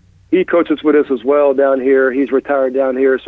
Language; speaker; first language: English; native; English